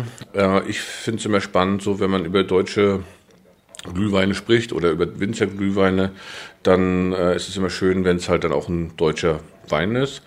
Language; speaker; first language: German; native; German